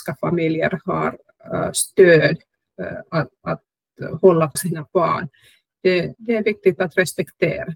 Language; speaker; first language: Swedish; non-native, local second language; Finnish